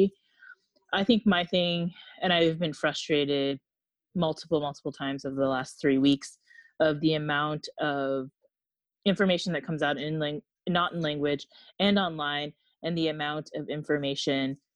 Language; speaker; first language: English; native; English